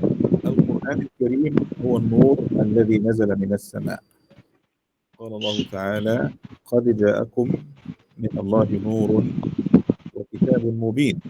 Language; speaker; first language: Arabic; native; Arabic